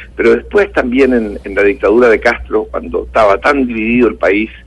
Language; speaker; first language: Spanish; native; Spanish